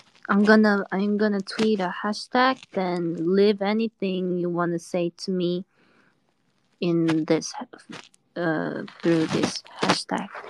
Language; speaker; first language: English; non-native, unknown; Korean